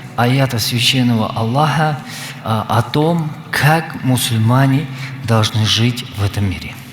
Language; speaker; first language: Russian; non-native, local second language; Kazakh